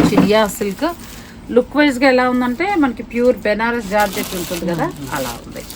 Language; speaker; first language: Telugu; native; Telugu